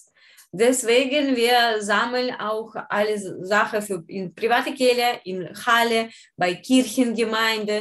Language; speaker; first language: German; non-native, learner; Ukrainian